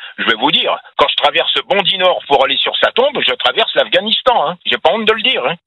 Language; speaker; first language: French; native; French